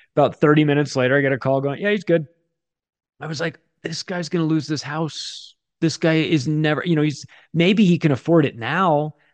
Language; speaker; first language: English; native; English